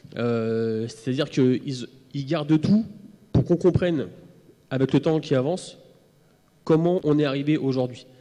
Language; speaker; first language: French; native; French